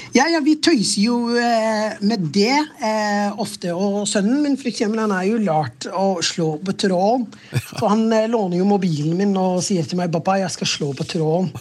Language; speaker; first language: Norwegian; non-native, fluent; Somali